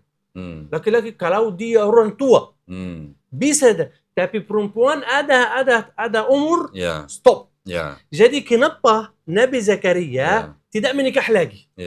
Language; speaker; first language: Indonesian; non-native, learner; Arabic